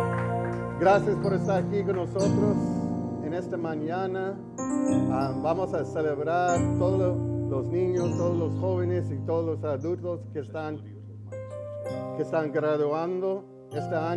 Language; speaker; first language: Spanish; early bilingual, heritage; English